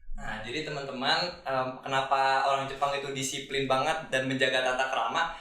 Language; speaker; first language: Indonesian; native; Indonesian